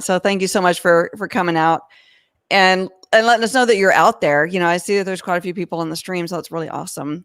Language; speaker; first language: English; native; English